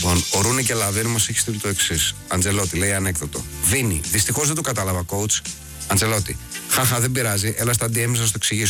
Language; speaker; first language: Greek; native; Greek